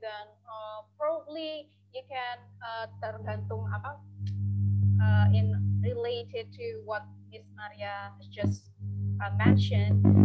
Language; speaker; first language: English; non-native, fluent; Indonesian